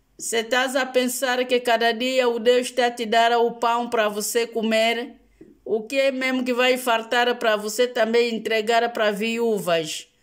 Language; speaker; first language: Portuguese; non-native, local second language; Lingala